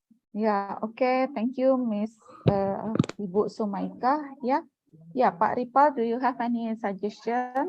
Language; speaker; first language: English; non-native, learner; Indonesian